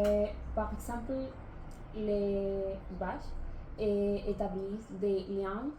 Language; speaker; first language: French; non-native, learner; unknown